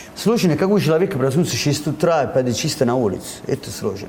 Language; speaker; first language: Russian; non-native, learner; Italian